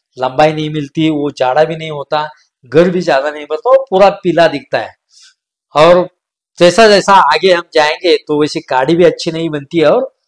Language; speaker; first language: Hindi; non-native, local second language; Marathi